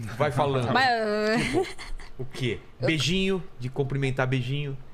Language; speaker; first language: Portuguese; native; Portuguese